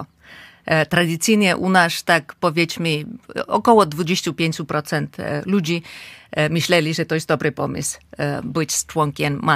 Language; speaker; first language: Polish; non-native, fluent; Finnish